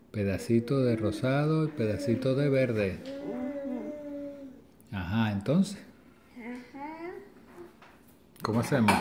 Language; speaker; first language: Spanish; native; Spanish